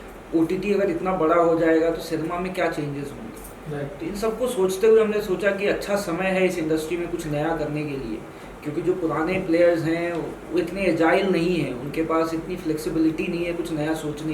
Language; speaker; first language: Hindi; native; Hindi